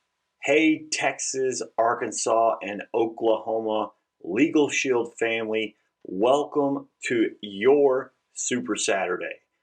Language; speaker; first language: English; native; English